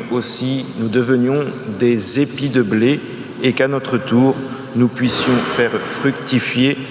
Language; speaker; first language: French; native; French